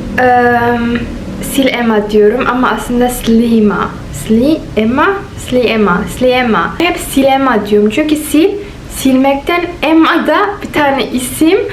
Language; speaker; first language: Turkish; early bilingual, heritage; Turkish